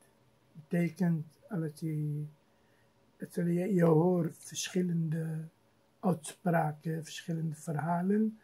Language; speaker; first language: Dutch; non-native, fluent; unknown